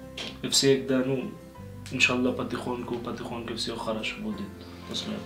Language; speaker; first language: Russian; non-native, learner; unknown